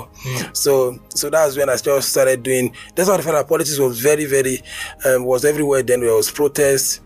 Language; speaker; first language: English; non-native, local second language; Yoruba